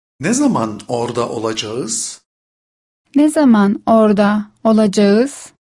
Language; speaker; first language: Turkish; non-native, fluent; Persian